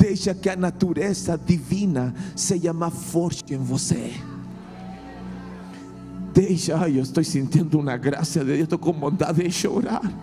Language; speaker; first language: Portuguese; non-native, fluent; Spanish